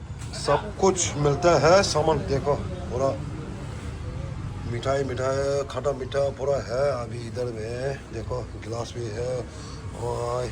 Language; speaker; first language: Hindi; non-native, local second language; Tibetan